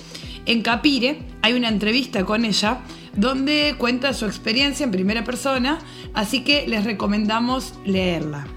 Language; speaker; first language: Spanish; native; Spanish